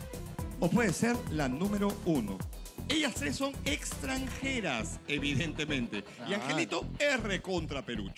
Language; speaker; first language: Spanish; native; Spanish